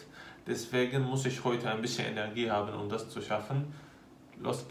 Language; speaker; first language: German; non-native, fluent; Arabic